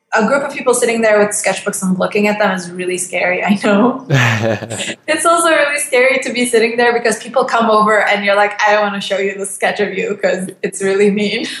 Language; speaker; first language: English; non-native, fluent; Turkish